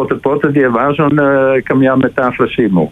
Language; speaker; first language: Greek; non-native, fluent; Dutch